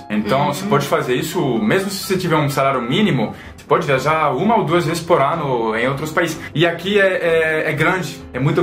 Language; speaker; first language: Portuguese; non-native, fluent; French